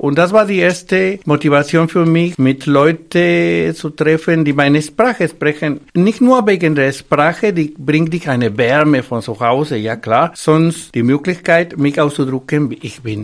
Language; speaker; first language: German; non-native, fluent; Spanish